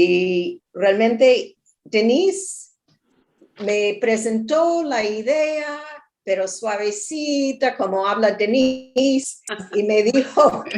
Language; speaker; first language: Spanish; non-native, learner; English